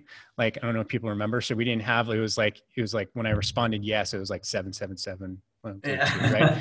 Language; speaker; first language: English; native; English